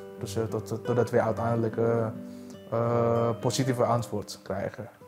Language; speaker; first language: Dutch; non-native, fluent; Indonesian